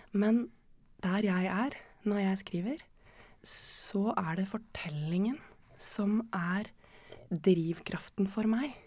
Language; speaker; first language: Norwegian; native; Norwegian